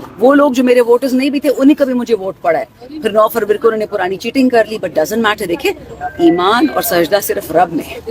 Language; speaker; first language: Urdu; non-native, local second language; Pashto